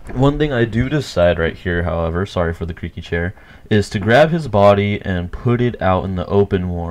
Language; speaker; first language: English; native; English